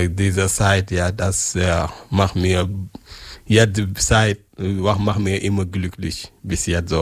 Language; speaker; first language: German; non-native, learner; French